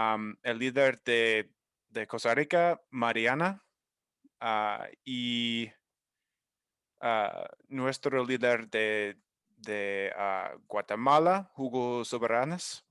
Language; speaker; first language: Spanish; non-native, learner; English